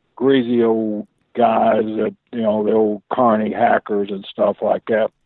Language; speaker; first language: English; native; English